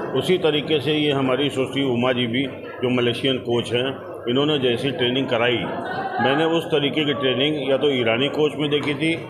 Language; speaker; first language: Hindi; native; Hindi